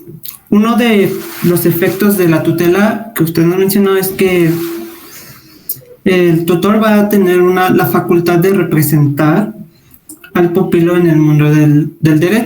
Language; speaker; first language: Spanish; native; Spanish